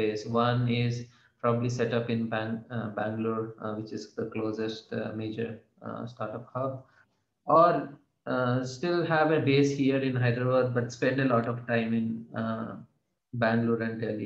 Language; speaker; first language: English; non-native, local second language; Telugu